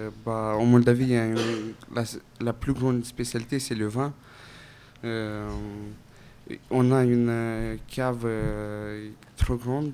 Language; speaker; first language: French; non-native, fluent; Romanian